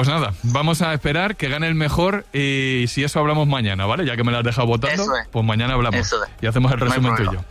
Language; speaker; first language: Spanish; native; Spanish